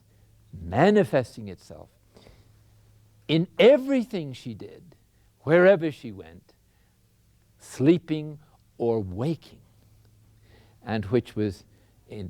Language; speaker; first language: English; native; English